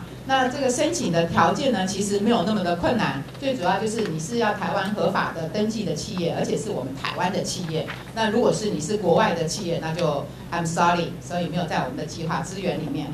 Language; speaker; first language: Chinese; native; Chinese